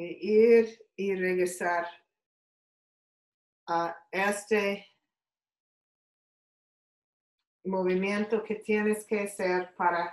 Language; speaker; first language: Spanish; non-native, learner; English